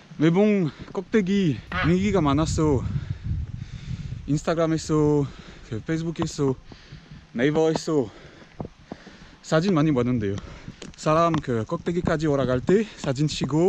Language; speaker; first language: Korean; non-native, learner; French